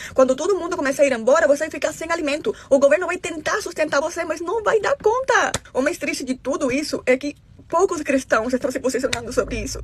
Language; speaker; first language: Portuguese; non-native, fluent; Spanish